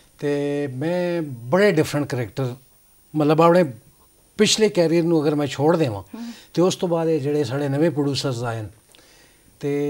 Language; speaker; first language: Punjabi; non-native, local second language; Pashto